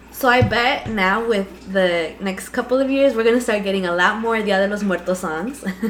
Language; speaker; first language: English; early bilingual, other home language; Spanish